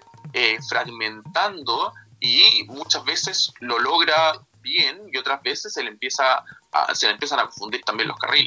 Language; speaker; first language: Spanish; native; Spanish